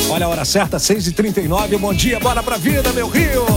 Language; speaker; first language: Portuguese; native; Portuguese